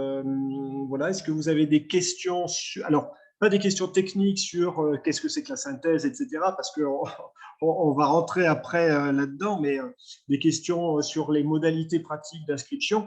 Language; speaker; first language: French; native; French